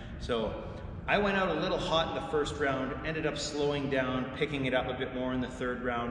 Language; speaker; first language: English; native; English